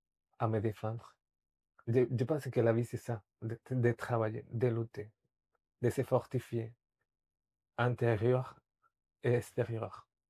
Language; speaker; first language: French; non-native, fluent; Spanish